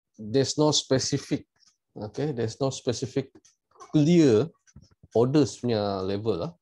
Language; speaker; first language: English; non-native, local second language; Malay